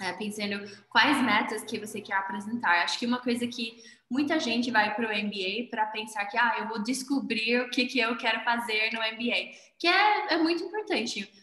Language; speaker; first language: Portuguese; non-native, fluent; English